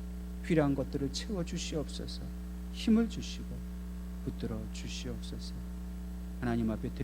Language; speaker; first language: Korean; native; Korean